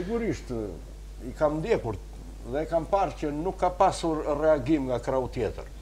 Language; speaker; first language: Albanian; native; Albanian